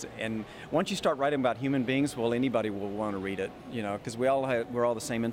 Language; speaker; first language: English; native; English